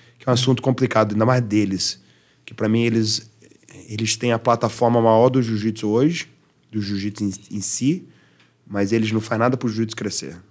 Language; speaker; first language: Portuguese; early bilingual, heritage; Portuguese